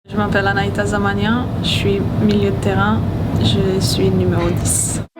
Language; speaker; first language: French; early bilingual, heritage; Swedish